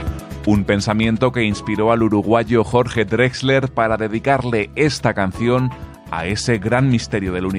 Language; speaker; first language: Spanish; native; Spanish